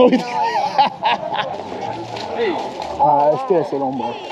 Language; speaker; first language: Spanish; non-native, learner; English